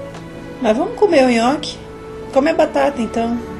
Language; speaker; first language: Portuguese; native; Portuguese